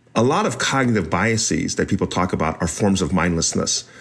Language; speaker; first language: English; native; English